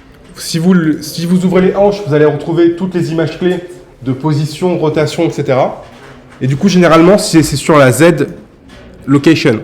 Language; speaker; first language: French; native; French